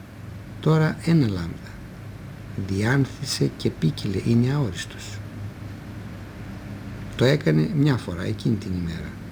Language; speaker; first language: Greek; native; Greek